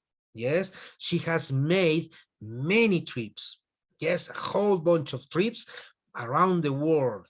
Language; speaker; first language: English; non-native, fluent; Spanish